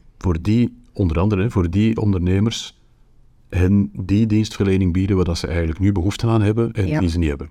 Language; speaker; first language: Dutch; native; Dutch